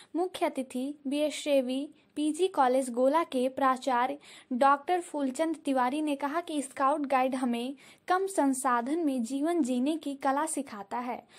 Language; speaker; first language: Hindi; native; Hindi